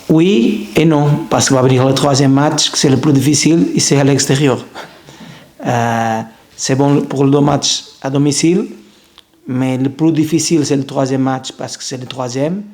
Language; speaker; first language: French; non-native, fluent; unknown